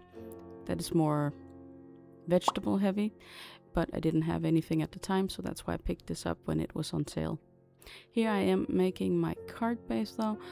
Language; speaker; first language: English; non-native, fluent; Danish